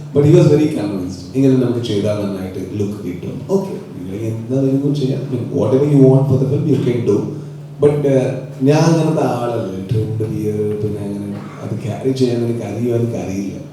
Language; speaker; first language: Malayalam; non-native, local second language; Kannada